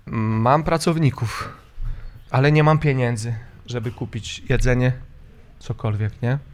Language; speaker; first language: Polish; native; Polish